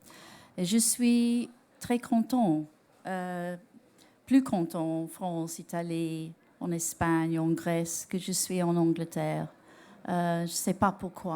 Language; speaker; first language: French; non-native, learner; English